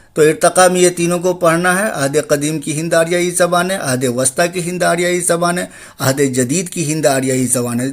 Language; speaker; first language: Urdu; native; Urdu